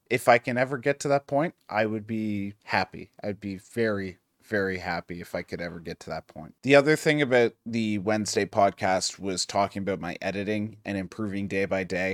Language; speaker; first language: English; native; English